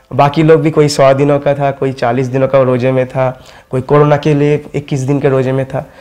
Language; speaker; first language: Hindi; non-native, local second language; Bangla